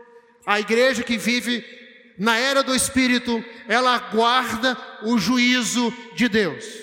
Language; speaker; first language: Portuguese; native; Portuguese